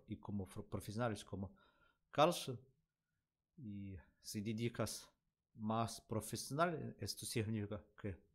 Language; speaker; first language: Spanish; non-native, learner; Russian